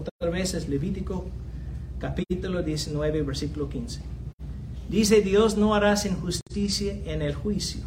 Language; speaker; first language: Spanish; non-native, fluent; English